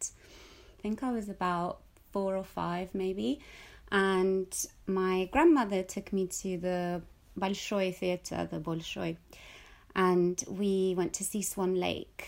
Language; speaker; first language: English; early bilingual, other home language; Russian